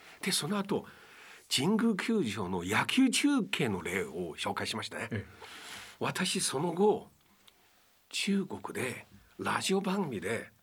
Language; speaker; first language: Japanese; non-native, fluent; Chinese